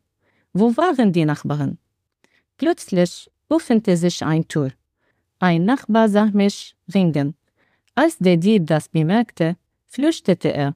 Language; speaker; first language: German; non-native, learner; Arabic